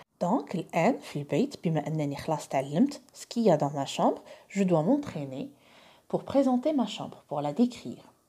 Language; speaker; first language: French; non-native, local second language; Arabic